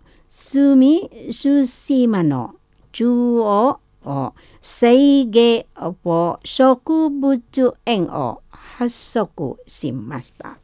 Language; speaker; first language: Japanese; non-native, learner; Indonesian